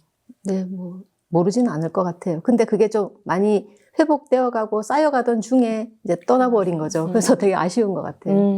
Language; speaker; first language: Korean; native; Korean